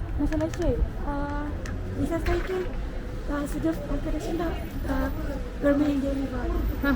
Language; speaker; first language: Turkish; non-native, learner; Malay